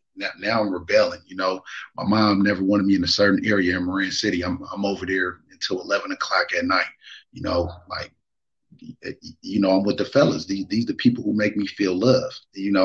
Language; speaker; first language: English; native; English